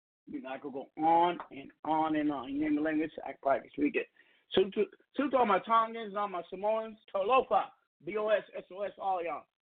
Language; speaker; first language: English; native; English